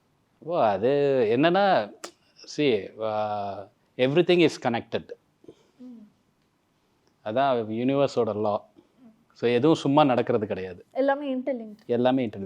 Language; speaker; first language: Tamil; native; Tamil